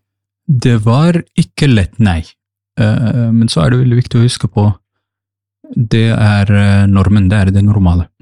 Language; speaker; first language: Norwegian; non-native, fluent; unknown